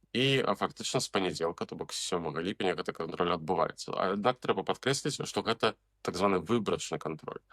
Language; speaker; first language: Belarusian; native; Belarusian